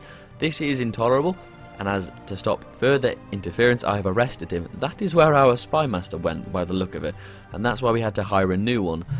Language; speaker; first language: English; native; English